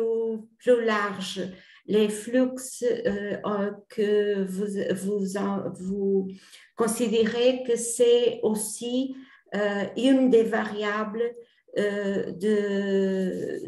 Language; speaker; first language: French; non-native, fluent; Portuguese